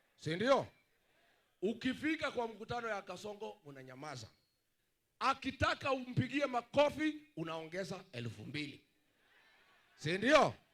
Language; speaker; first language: Swahili; non-native, local second language; Kikuyu